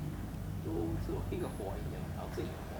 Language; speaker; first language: Japanese; native; Japanese